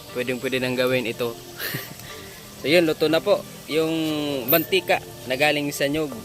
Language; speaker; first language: Filipino; non-native, local second language; Bikol